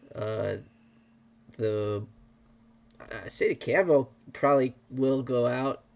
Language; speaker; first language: English; native; English